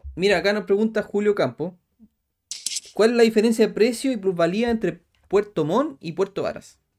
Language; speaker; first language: Spanish; native; Spanish